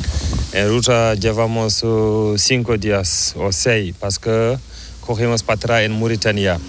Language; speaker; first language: Spanish; non-native, learner; Fula